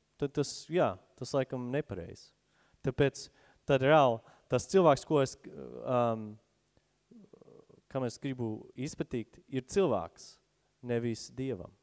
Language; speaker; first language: Latvian; non-native, fluent; English